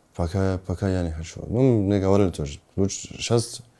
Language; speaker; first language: Russian; non-native, learner; Georgian